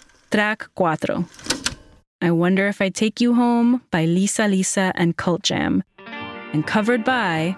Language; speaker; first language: English; early bilingual, other home language; Spanish